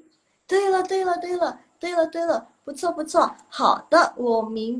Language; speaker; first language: Chinese; non-native, local second language; Indonesian